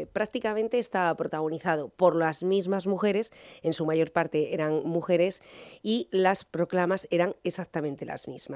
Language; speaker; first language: Spanish; native; Spanish